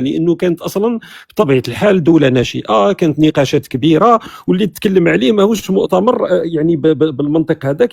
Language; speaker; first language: Arabic; native; Arabic